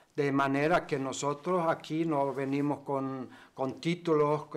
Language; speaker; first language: Spanish; non-native, fluent; German